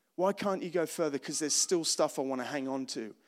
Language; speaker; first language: English; native; English